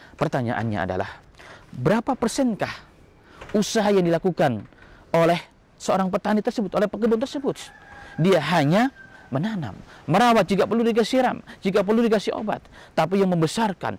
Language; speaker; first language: Indonesian; native; Indonesian